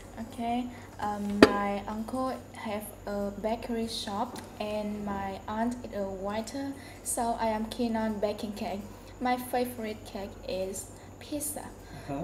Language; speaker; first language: English; non-native, learner; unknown